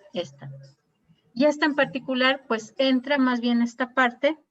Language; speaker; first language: Spanish; native; Spanish